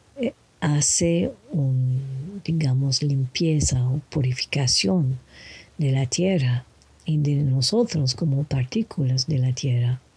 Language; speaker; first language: Spanish; non-native, learner; English